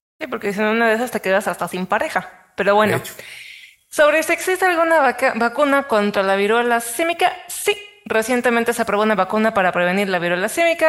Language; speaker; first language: Spanish; native; Spanish